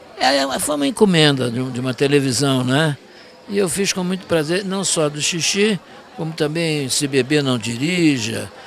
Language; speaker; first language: Portuguese; native; Portuguese